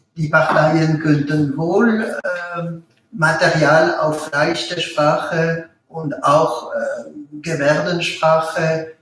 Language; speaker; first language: German; non-native, local second language; French